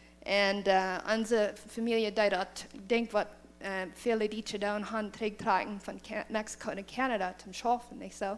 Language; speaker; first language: German; non-native, learner; Plautdietsch